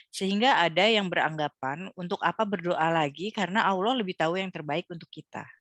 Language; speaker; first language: Indonesian; native; Indonesian